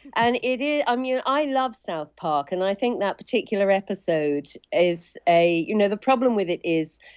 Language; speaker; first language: English; native; English